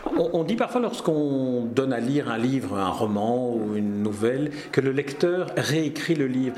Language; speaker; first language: French; native; French